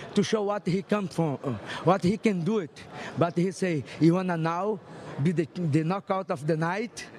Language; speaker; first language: English; non-native, fluent; Portuguese